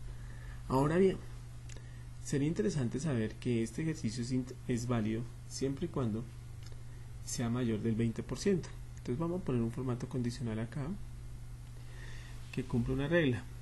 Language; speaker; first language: Spanish; native; Spanish